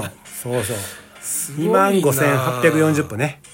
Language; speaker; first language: Japanese; native; Japanese